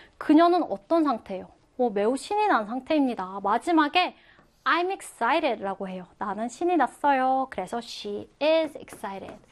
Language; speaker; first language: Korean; native; Korean